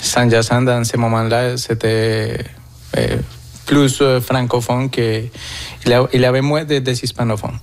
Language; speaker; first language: French; non-native, fluent; Spanish